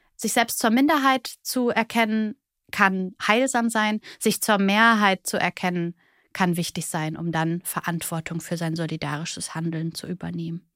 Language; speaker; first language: German; early bilingual, other home language; Bulgarian